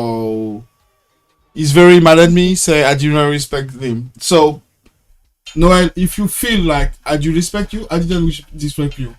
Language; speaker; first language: English; non-native, learner; French